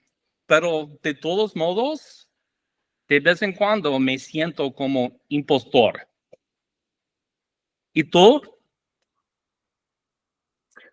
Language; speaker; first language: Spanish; non-native, fluent; English